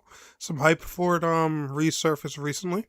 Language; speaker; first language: English; native; English